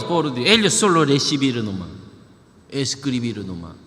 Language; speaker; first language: Spanish; non-native, learner; Korean